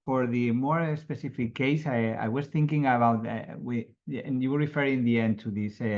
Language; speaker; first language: English; non-native, fluent; Catalan